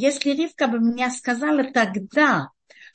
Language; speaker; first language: Russian; early bilingual, heritage; Russian